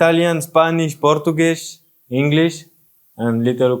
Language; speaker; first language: English; non-native, learner; French